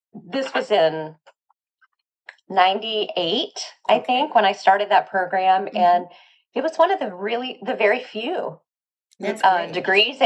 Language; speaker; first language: English; native; English